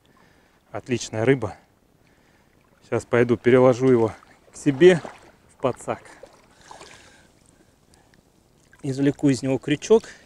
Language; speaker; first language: Russian; native; Russian